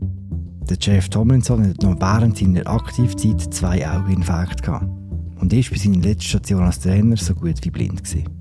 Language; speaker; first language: German; native; German